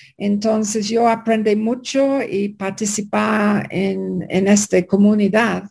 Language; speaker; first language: Spanish; non-native, learner; English